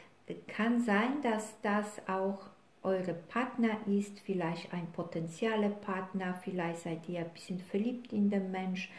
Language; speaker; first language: German; non-native, fluent; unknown